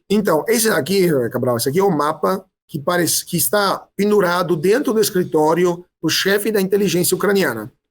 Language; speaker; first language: Portuguese; non-native, fluent; Italian